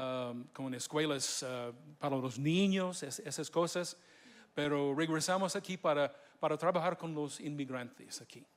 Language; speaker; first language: Spanish; non-native, fluent; English